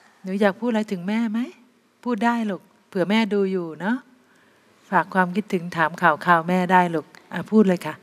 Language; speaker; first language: Thai; native; Thai